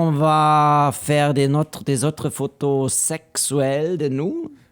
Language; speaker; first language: French; non-native, learner; German